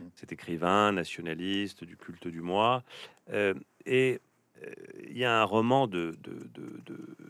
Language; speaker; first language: French; native; French